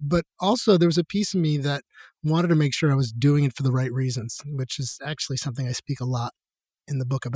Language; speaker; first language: English; native; English